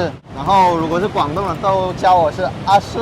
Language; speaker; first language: Chinese; non-native, fluent; Vietnamese